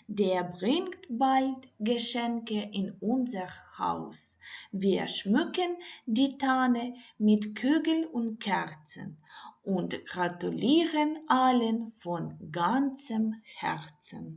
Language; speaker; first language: German; non-native, fluent; Ukrainian